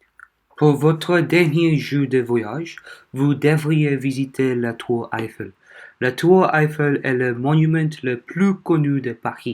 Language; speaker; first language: French; non-native, learner; Korean